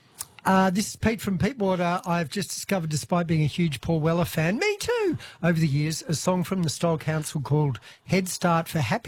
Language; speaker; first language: English; native; English